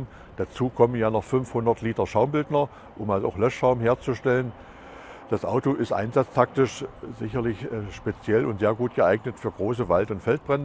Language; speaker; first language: German; native; German